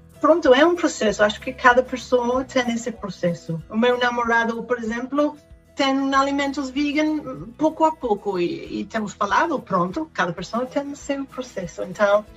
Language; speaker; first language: Portuguese; non-native, fluent; Spanish